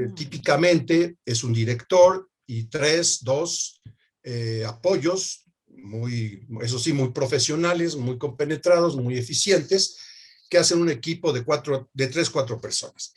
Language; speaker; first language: Spanish; native; Spanish